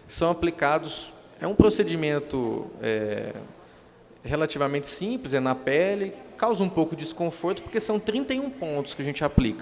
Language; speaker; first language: Portuguese; native; Portuguese